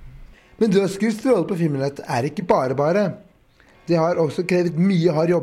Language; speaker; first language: Norwegian; native; Norwegian